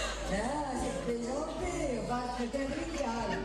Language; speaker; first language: French; non-native, fluent; Portuguese